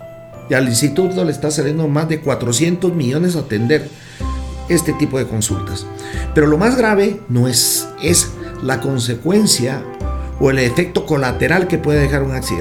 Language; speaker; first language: Spanish; native; Spanish